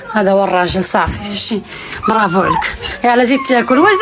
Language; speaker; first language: Arabic; native; Arabic